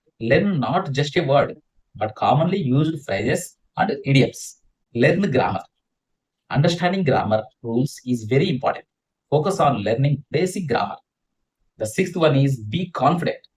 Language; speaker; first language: English; non-native, local second language; Telugu